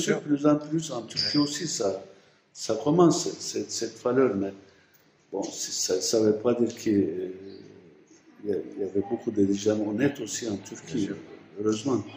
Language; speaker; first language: French; non-native, fluent; Turkish